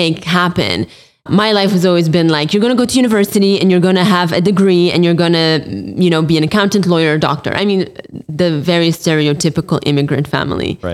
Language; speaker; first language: English; early bilingual, other home language; Polish